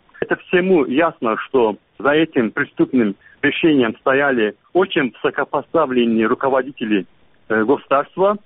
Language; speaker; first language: Russian; non-native, local second language; Azerbaijani